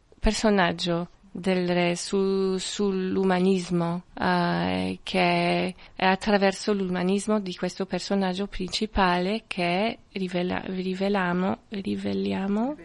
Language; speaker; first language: Italian; non-native, fluent; French